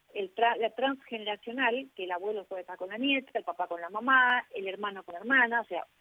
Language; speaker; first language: Spanish; native; Spanish